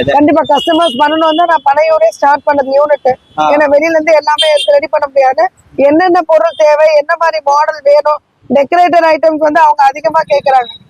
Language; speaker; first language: Tamil; native; Tamil